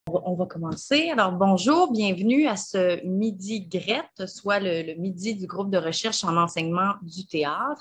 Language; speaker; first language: French; native; French